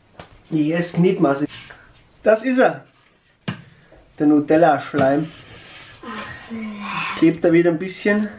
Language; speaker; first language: German; native; German